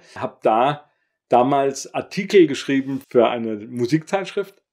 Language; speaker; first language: German; native; German